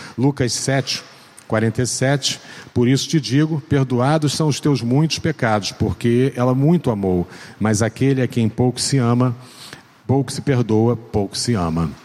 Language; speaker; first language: Portuguese; native; Portuguese